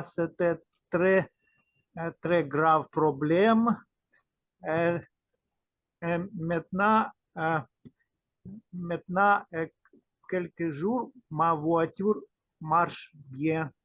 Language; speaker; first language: French; non-native, learner; Russian